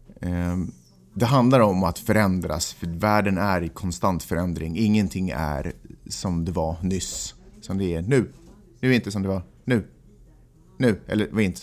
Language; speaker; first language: Swedish; native; Swedish